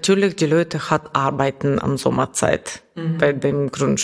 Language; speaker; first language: German; non-native, fluent; Russian